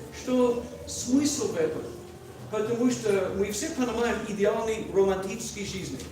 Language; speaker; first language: Russian; non-native, learner; English